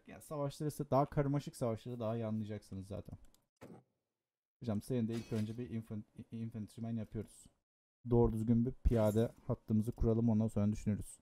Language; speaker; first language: Turkish; native; Turkish